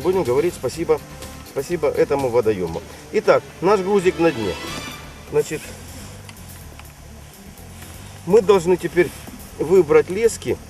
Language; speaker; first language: Russian; native; Russian